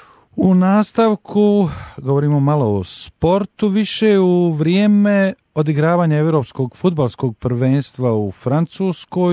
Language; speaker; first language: Serbian; native; Serbian